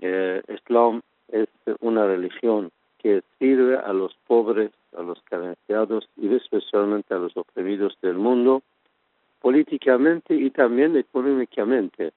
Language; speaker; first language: Spanish; non-native, fluent; Persian